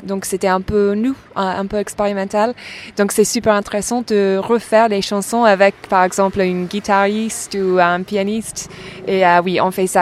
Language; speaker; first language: French; non-native, fluent; English